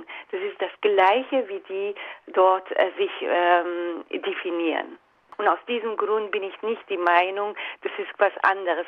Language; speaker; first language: German; non-native, fluent; Persian